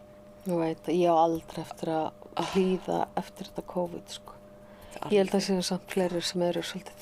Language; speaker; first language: Icelandic; native; Icelandic